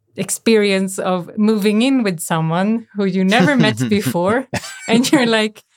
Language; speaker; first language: English; native; English